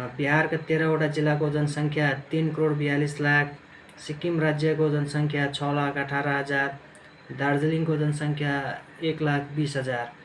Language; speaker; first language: Nepali; native; Nepali